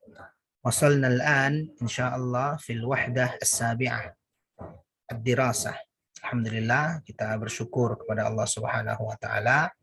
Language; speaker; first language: Arabic; non-native, fluent; Indonesian